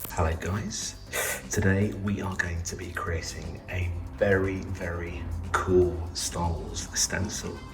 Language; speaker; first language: English; native; English